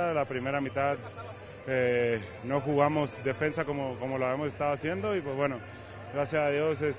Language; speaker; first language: Spanish; native; Spanish